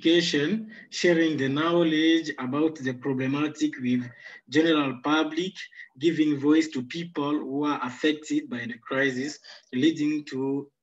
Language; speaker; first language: English; non-native, fluent; Sango